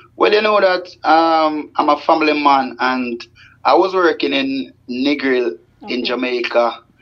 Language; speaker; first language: English; non-native, local second language; Jamaican Creole English